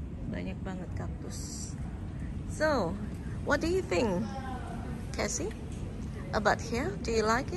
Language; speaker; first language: English; non-native, fluent; Indonesian